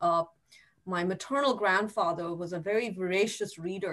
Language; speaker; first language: English; non-native, local second language; Tamil